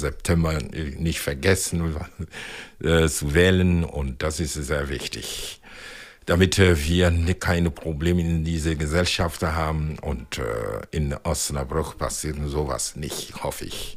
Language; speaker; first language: German; non-native, fluent; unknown